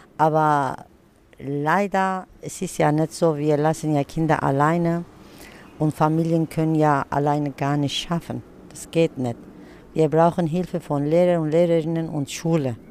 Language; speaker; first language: German; early bilingual, other home language; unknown